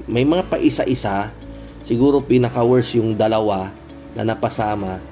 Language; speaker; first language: Filipino; non-native, local second language; Pangasinan